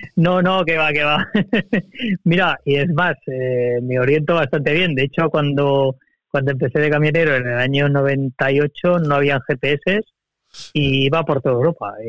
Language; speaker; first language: Spanish; native; Spanish